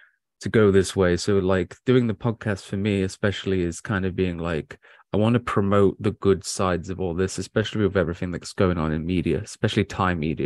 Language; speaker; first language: English; native; English